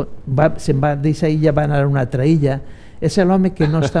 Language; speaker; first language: Catalan; native; Catalan